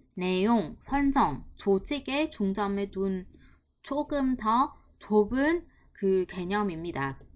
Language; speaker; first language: Korean; non-native, fluent; Vietnamese